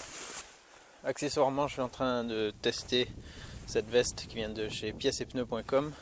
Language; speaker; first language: French; native; French